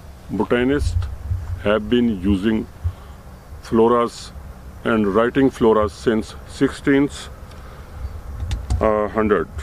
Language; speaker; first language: English; non-native, local second language; Urdu